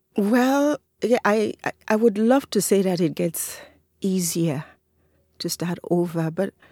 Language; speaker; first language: English; non-native, local second language; Yoruba